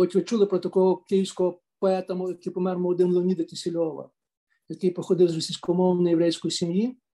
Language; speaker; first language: Ukrainian; native; Ukrainian